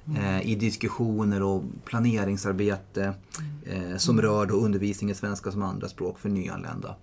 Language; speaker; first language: Swedish; native; Swedish